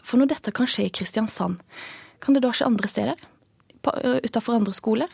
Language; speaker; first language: Norwegian; native; Norwegian